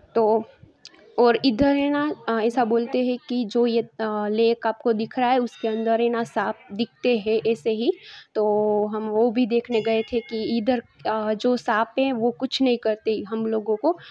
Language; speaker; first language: Hindi; non-native, local second language; Gujarati